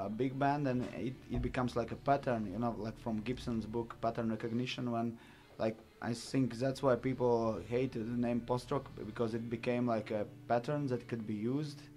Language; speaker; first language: English; non-native, fluent; Latvian